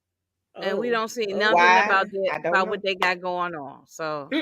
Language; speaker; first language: English; native; English